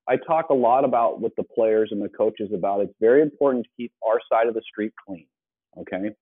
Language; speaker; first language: English; native; English